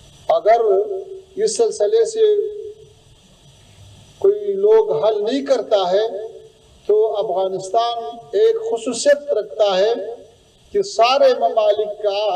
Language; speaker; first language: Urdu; non-native, fluent; Pashto